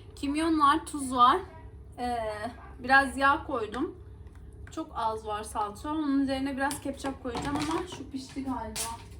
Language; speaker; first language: Turkish; non-native, local second language; Arabic